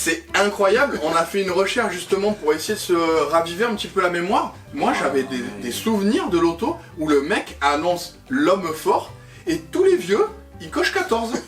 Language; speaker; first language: French; native; French